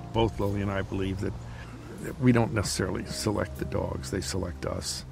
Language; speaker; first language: English; native; English